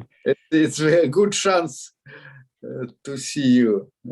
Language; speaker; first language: English; non-native, learner; Russian